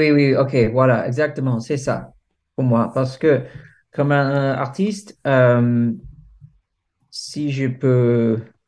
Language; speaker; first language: French; non-native, fluent; English